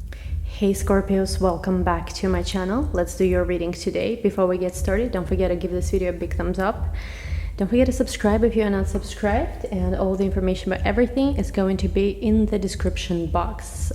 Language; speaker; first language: English; non-native, fluent; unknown